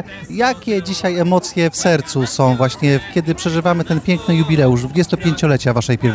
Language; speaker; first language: Polish; native; Polish